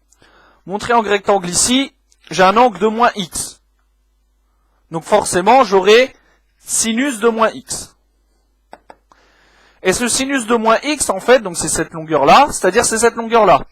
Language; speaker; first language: French; native; French